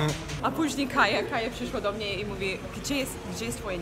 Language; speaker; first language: Polish; non-native, fluent; English